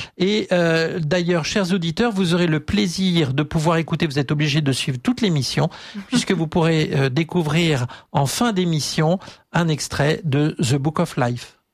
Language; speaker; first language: French; native; French